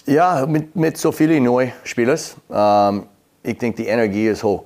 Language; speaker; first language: German; non-native, learner; English